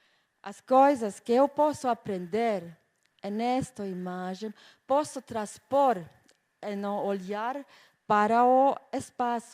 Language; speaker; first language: Portuguese; non-native, fluent; German